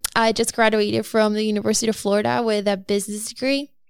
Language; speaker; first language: English; non-native, fluent; Spanish